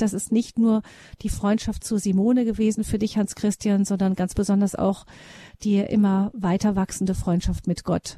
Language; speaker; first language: German; native; German